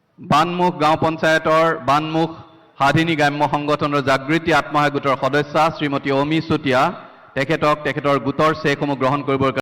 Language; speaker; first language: Assamese; native; Assamese